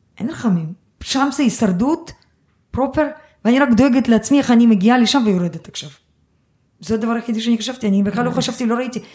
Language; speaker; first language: Hebrew; early bilingual, other home language; Russian